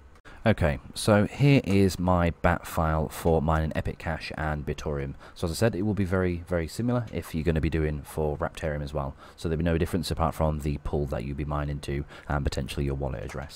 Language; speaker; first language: English; native; English